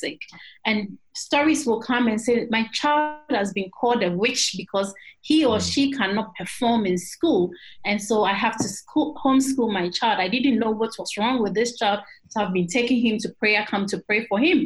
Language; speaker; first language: English; non-native, local second language; Akan